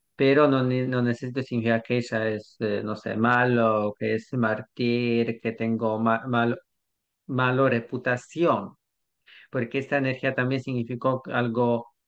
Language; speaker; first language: Spanish; non-native, learner; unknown